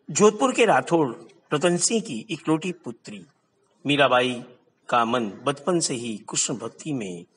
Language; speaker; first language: Hindi; non-native, local second language; Gujarati